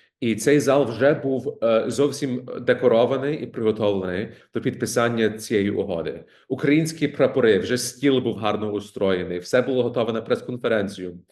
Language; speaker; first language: Ukrainian; early bilingual, heritage; Ukrainian